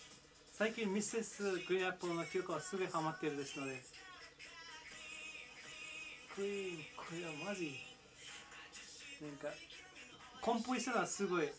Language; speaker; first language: Japanese; non-native, fluent; Nepali